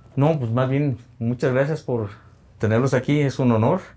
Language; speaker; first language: Spanish; native; Spanish